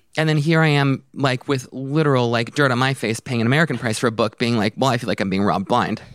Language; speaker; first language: English; native; English